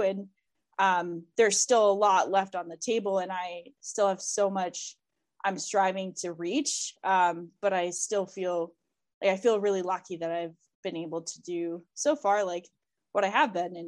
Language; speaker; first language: English; native; English